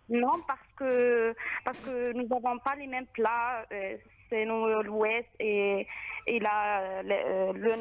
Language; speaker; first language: French; non-native, local second language; Arabic